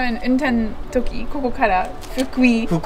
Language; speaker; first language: Japanese; non-native, learner; English